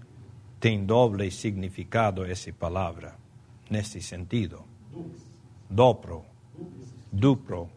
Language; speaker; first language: Portuguese; non-native, fluent; Spanish